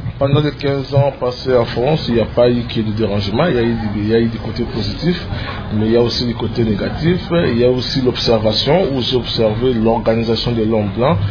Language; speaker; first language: French; non-native, local second language; Lingala